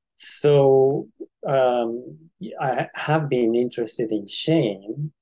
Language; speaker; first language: English; non-native, fluent; Japanese